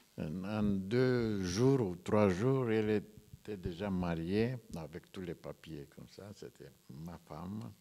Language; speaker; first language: French; non-native, fluent; Romanian